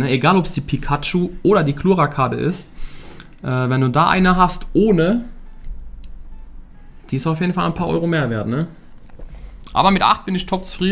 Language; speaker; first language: German; native; German